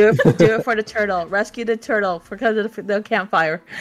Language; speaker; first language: English; native; English